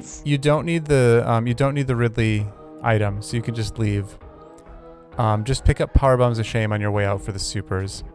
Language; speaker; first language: English; native; English